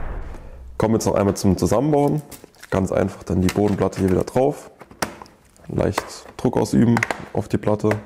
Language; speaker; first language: German; native; German